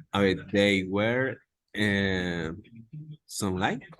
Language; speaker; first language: English; non-native, learner; Spanish